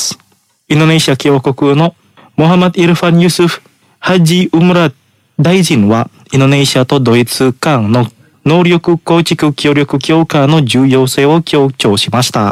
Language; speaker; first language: Japanese; non-native, fluent; Indonesian